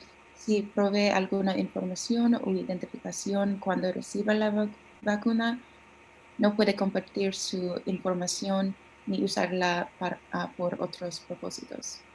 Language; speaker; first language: Spanish; non-native, learner; English